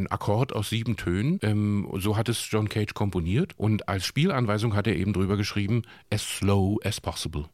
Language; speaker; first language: German; native; German